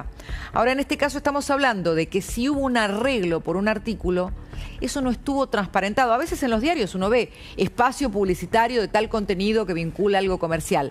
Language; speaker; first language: Spanish; native; Spanish